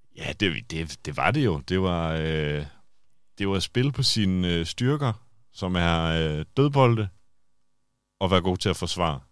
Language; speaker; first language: Danish; native; Danish